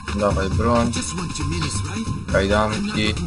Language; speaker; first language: Polish; native; Polish